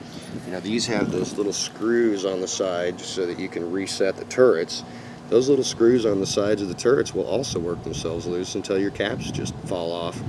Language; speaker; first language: English; native; English